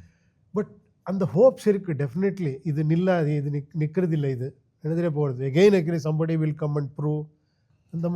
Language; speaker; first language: Tamil; non-native, learner; Kannada